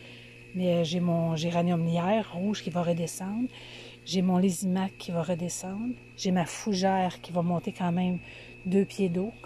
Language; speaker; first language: French; native; French